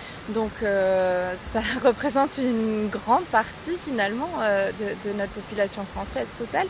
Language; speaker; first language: French; native; French